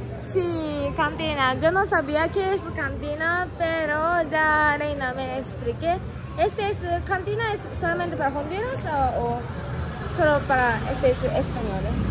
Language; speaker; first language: Spanish; non-native, learner; Japanese